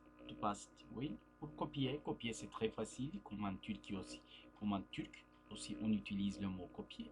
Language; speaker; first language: French; non-native, fluent; Turkish